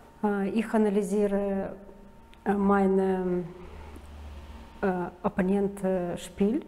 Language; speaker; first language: German; non-native, learner; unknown